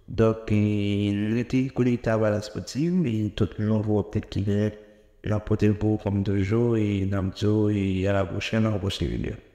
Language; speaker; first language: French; non-native, local second language; Haitian Creole